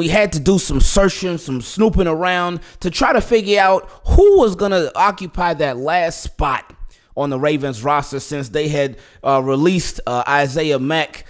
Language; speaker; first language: English; native; English